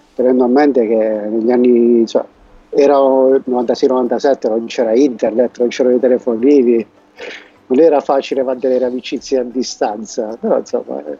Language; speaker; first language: Italian; native; Italian